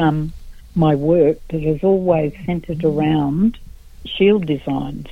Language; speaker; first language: English; native; English